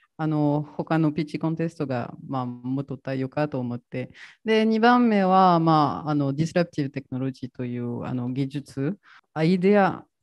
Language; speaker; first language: Japanese; non-native, fluent; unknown